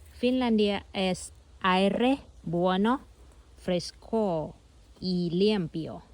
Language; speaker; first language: Spanish; non-native, learner; Thai